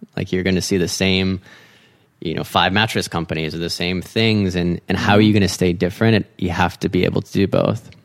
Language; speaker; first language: English; native; English